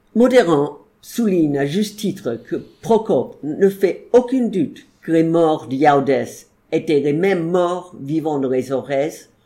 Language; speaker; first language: French; non-native, fluent; English